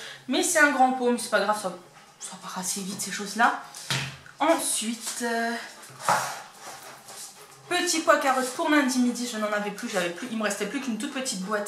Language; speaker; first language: French; native; French